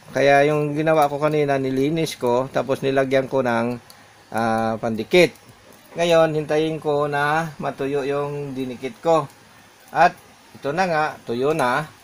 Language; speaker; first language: Filipino; non-native, local second language; Hiligaynon